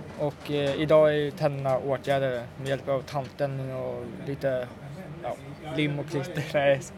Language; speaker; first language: Swedish; early bilingual, other home language; Russian